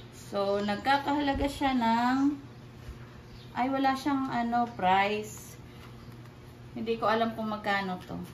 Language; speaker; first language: Filipino; non-native, local second language; Cebuano